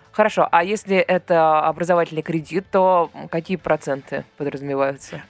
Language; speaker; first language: Russian; native; Russian